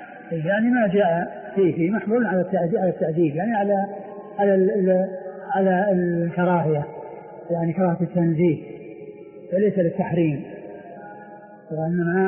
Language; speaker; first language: Arabic; native; Arabic